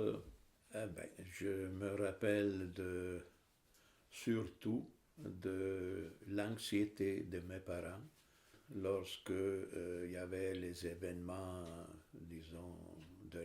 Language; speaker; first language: French; non-native, fluent; Italian